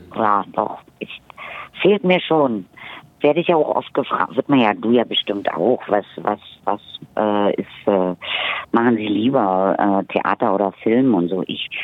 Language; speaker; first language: German; native; German